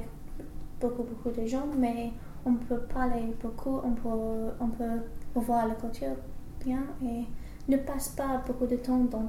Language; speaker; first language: French; non-native, learner; English